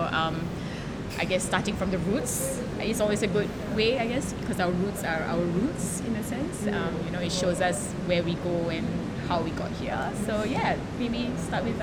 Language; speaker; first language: English; non-native, local second language; Malay